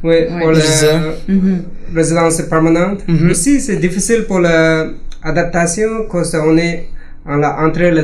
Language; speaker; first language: French; non-native, learner; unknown